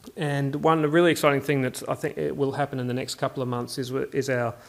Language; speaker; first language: English; native; English